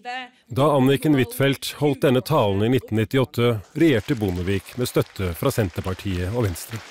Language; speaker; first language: Norwegian; native; Norwegian